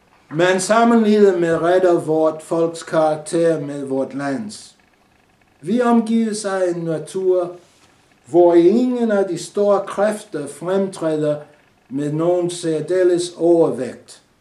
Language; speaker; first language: Danish; non-native, fluent; English